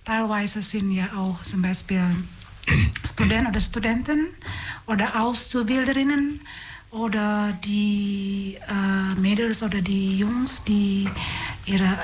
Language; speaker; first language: German; non-native, fluent; Indonesian